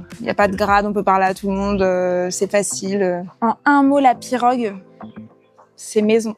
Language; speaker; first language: French; native; French